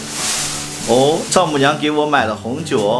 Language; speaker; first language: Chinese; native; Chinese